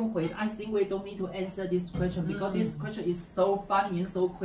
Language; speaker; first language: English; non-native, learner; Chinese